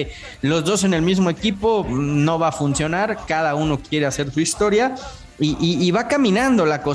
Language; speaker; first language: Spanish; native; Spanish